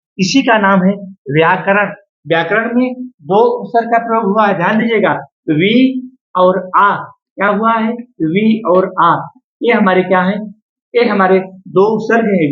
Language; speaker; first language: Hindi; native; Hindi